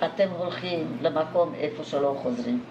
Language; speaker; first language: Hebrew; non-native, fluent; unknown